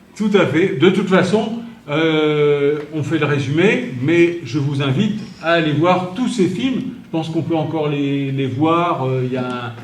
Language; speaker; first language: French; native; French